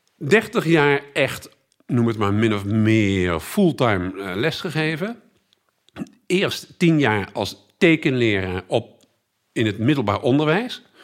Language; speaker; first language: Dutch; native; Dutch